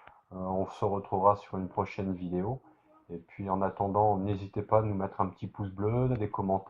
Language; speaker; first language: French; native; French